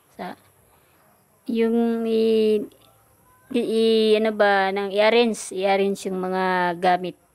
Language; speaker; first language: Filipino; non-native, local second language; Cebuano